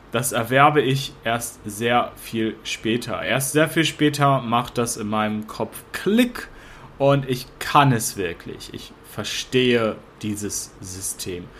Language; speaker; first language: German; native; German